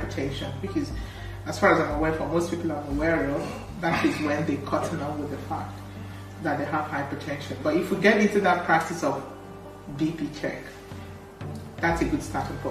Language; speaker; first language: English; non-native, local second language; Igbo